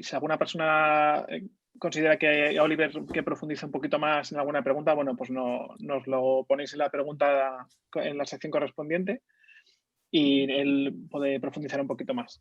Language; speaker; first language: Spanish; native; Spanish